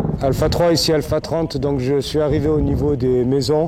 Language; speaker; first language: French; native; French